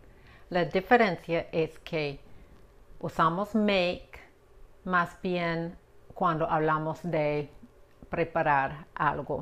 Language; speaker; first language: Spanish; non-native, fluent; English